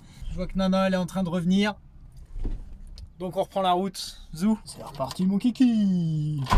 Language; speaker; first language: French; native; French